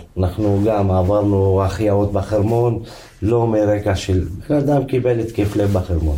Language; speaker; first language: Hebrew; non-native, local second language; Arabic